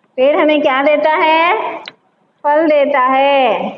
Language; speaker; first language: Hindi; non-native, local second language; Telugu